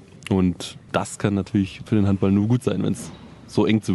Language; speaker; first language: German; native; German